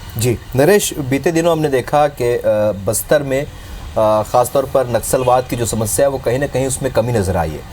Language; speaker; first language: Hindi; native; Hindi